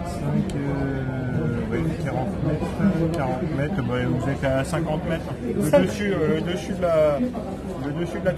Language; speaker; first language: French; native; French